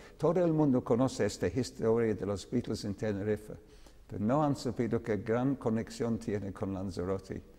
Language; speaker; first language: Spanish; non-native, learner; English